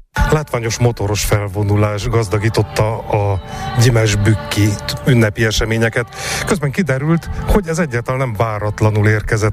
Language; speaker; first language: Hungarian; native; Hungarian